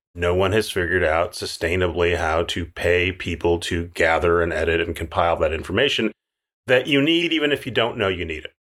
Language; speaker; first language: English; native; English